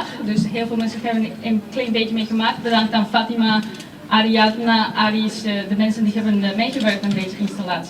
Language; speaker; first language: Dutch; non-native, fluent; Spanish